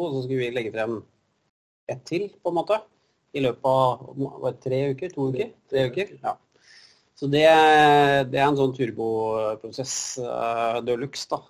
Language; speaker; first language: Norwegian; native; Norwegian